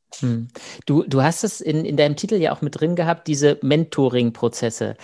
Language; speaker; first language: German; native; German